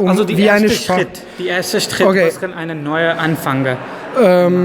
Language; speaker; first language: German; non-native, learner; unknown